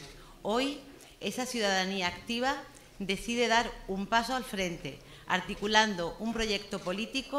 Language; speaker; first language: Spanish; native; Spanish